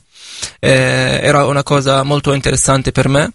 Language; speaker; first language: Italian; non-native, fluent; Arabic